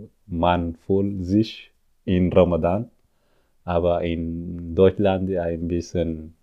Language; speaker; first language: German; non-native, learner; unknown